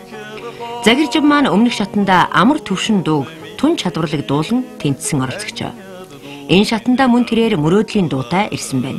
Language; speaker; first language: Mongolian; native; Mongolian